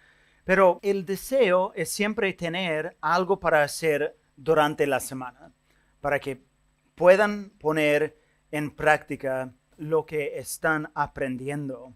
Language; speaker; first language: Spanish; non-native, fluent; English